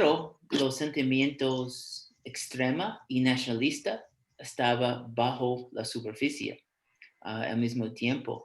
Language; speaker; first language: Spanish; non-native, fluent; English